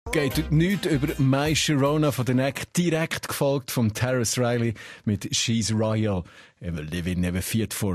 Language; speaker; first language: German; native; German